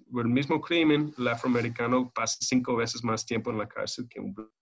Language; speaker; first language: Spanish; non-native, fluent; English